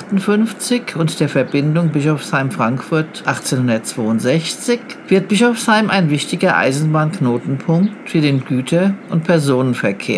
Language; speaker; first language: German; native; German